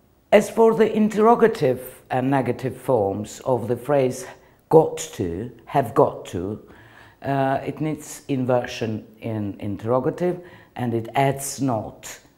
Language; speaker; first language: English; non-native, fluent; Georgian